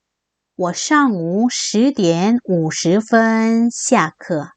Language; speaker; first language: Chinese; non-native, fluent; Korean